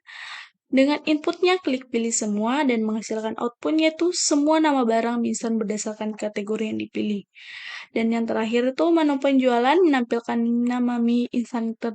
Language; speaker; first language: Indonesian; native; Indonesian